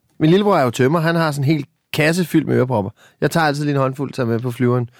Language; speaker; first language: Danish; native; Danish